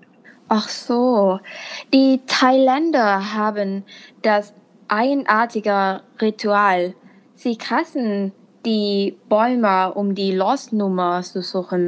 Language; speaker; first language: German; non-native, fluent; Thai